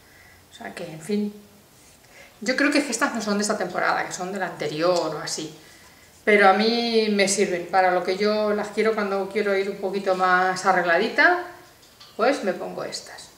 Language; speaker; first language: Spanish; native; Spanish